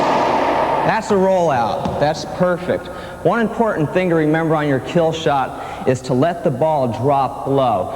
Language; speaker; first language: English; native; English